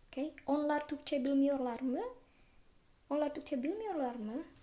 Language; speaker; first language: Turkish; non-native, fluent; Indonesian